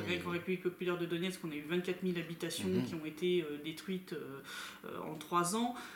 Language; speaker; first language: French; native; French